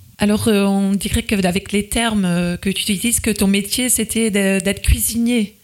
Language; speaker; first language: French; native; French